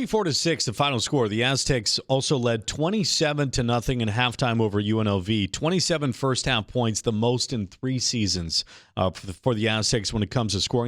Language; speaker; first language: English; native; English